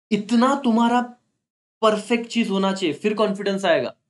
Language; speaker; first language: Hindi; non-native, local second language; Marathi